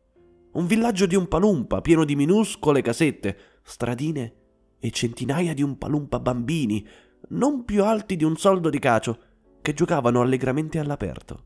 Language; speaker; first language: Italian; native; Italian